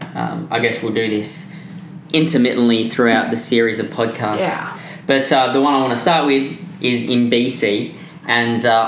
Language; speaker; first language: English; native; English